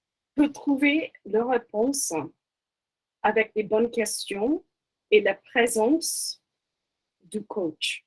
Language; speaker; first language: French; non-native, fluent; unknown